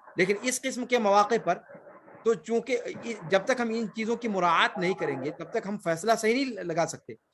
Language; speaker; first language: Urdu; native; Urdu